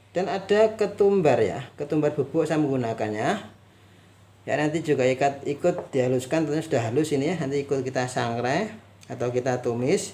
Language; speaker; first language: Indonesian; native; Indonesian